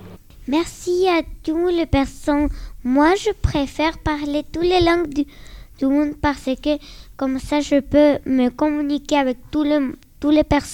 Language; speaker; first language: French; non-native, learner; Spanish